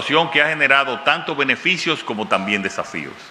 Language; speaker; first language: Spanish; native; Spanish